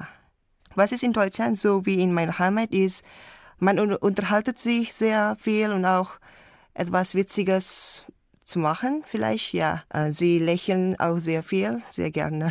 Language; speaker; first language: German; non-native, learner; Indonesian